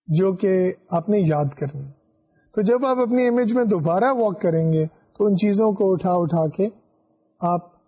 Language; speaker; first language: Urdu; non-native, local second language; Punjabi